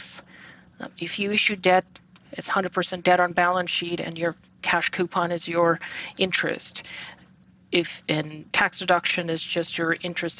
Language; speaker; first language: English; non-native, local second language; Bangla